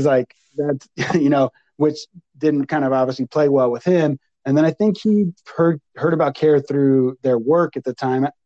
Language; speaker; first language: English; native; English